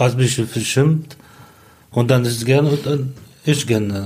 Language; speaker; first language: German; non-native, learner; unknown